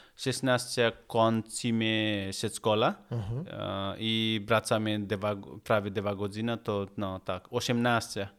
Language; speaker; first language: Polish; non-native, learner; Nepali